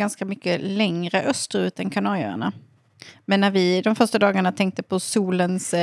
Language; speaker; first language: Swedish; native; Swedish